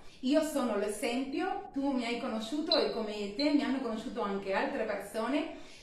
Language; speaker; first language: Italian; non-native, fluent; Spanish